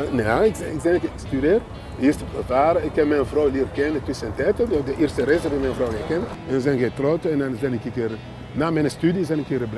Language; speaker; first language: Dutch; non-native, learner; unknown